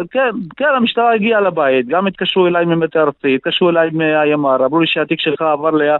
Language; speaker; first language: Hebrew; non-native, local second language; Arabic